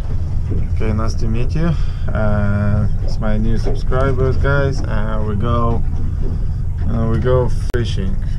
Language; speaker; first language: English; non-native, learner; Russian